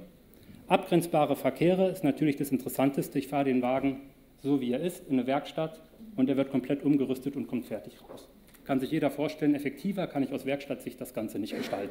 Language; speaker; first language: German; native; German